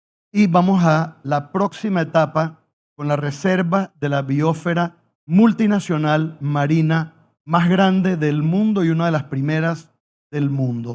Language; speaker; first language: Spanish; native; Spanish